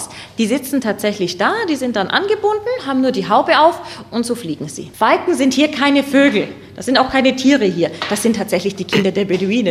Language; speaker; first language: German; native; German